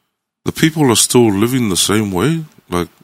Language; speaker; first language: English; native; English